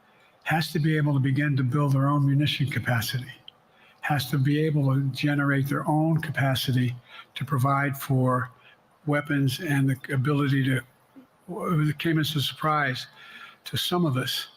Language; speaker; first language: English; native; English